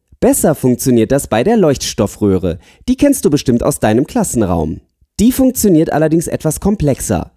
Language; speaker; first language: German; native; German